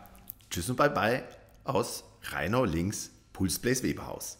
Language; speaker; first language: German; native; German